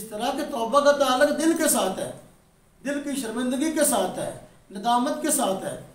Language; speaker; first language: Urdu; non-native, local second language; Punjabi